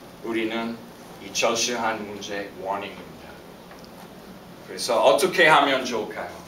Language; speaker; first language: Korean; non-native, fluent; English